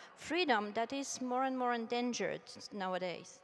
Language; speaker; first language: English; non-native, fluent; Polish